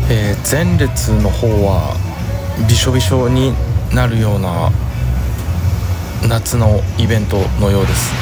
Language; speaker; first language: Japanese; native; Japanese